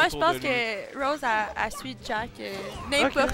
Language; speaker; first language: French; native; French